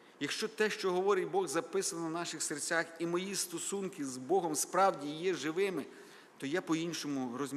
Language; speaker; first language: Ukrainian; native; Ukrainian